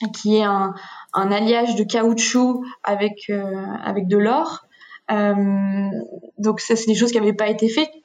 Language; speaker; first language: French; native; French